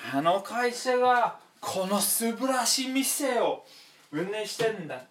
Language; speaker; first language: Japanese; non-native, learner; English